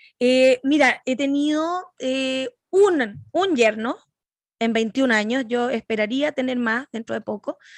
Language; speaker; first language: Spanish; native; Spanish